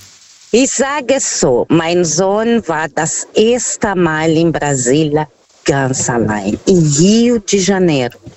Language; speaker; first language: German; non-native, fluent; Portuguese